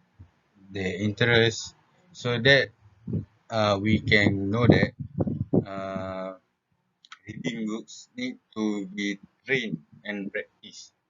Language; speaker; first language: English; non-native, local second language; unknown